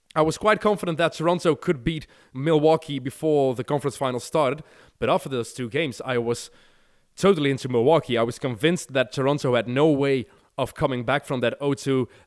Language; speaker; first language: English; non-native, fluent; Dutch